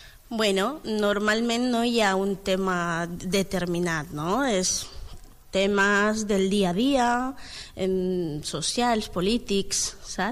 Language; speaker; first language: Catalan; non-native, learner; Spanish